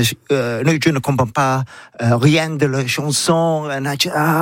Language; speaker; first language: French; non-native, learner; English